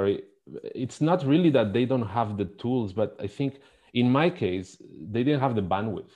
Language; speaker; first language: English; non-native, fluent; Spanish